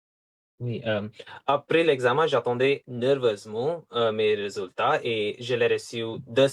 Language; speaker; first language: French; non-native, fluent; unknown